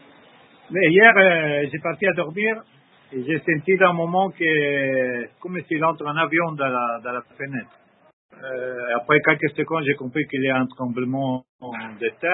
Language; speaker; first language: French; non-native, learner; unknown